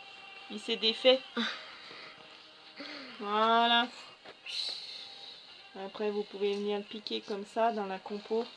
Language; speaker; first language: French; native; French